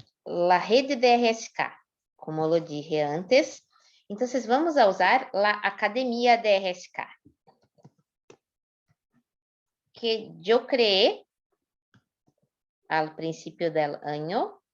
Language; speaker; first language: Spanish; non-native, fluent; Portuguese